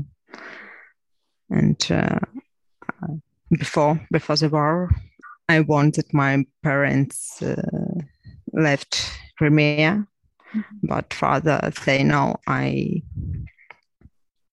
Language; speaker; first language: English; non-native, learner; Ukrainian